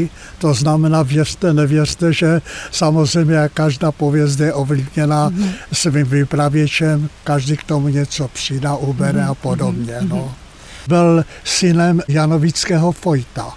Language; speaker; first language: Czech; native; Czech